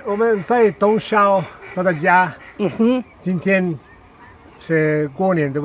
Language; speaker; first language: Chinese; non-native, fluent; Italian